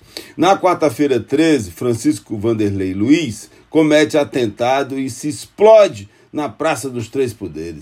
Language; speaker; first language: Portuguese; native; Portuguese